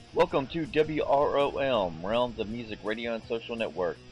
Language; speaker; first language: English; native; English